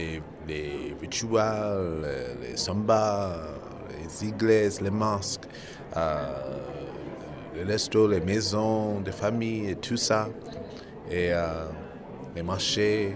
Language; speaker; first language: French; non-native, fluent; English